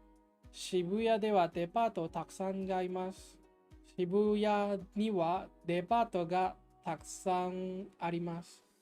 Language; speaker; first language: Japanese; non-native, learner; English